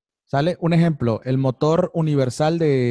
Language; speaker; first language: Spanish; native; Spanish